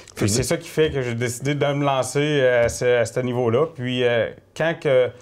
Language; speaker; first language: French; native; French